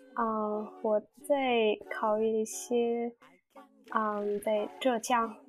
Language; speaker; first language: Chinese; non-native, learner; Vietnamese